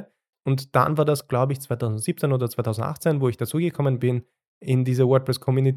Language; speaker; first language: German; native; German